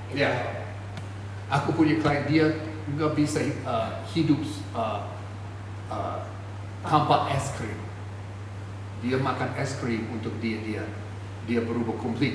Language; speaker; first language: Indonesian; non-native, fluent; English